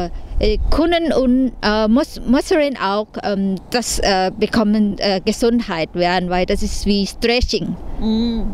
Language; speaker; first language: German; non-native, learner; Thai